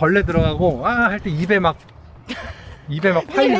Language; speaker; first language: Korean; native; Korean